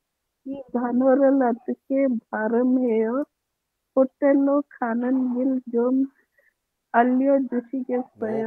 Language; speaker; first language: Korean; non-native, learner; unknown